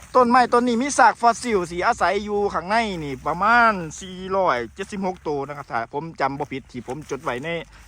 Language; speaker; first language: Thai; native; Thai